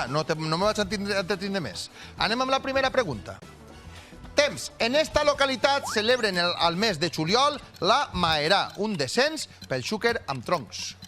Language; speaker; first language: Catalan; native; Catalan